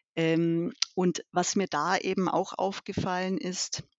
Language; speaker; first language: German; early bilingual, other home language; Albanian